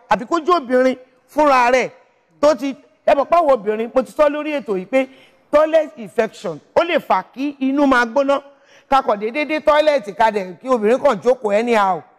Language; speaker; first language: Yoruba; native; Yoruba